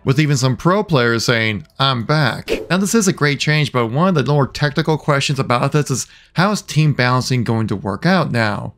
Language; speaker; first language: English; native; English